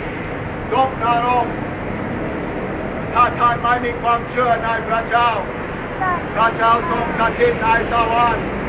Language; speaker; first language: Thai; non-native, learner; English